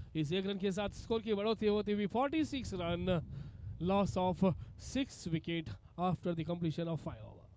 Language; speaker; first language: Hindi; non-native, local second language; Kannada